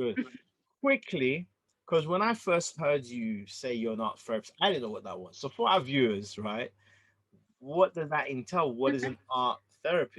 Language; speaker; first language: English; native; English